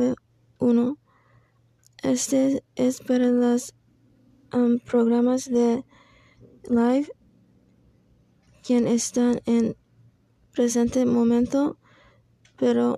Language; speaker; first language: Spanish; non-native, learner; English